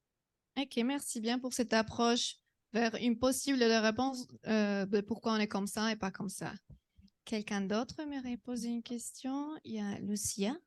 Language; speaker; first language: French; non-native, fluent; Spanish